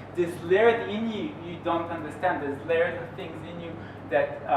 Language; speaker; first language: English; non-native, fluent; Hebrew